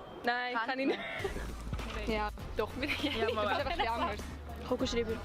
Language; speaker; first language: German; non-native, learner; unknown